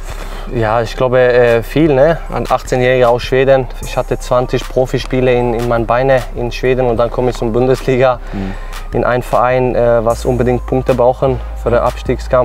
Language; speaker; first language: German; non-native, fluent; Swedish